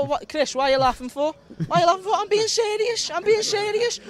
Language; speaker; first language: English; native; English